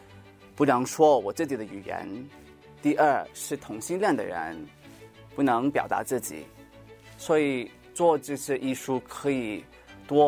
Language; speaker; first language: Chinese; early bilingual, heritage; Cantonese